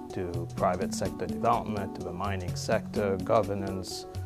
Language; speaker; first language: English; non-native, fluent; Morisyen